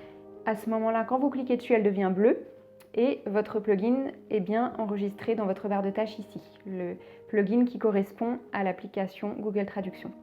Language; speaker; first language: French; native; French